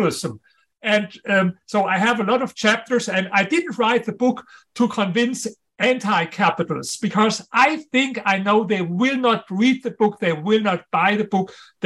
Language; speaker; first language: English; non-native, fluent; German